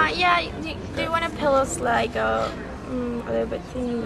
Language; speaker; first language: English; non-native, learner; Spanish